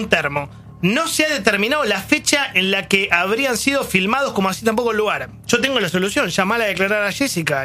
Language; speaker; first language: Spanish; native; Spanish